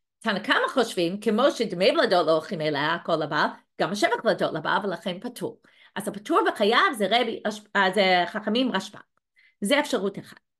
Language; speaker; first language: Hebrew; non-native, fluent; English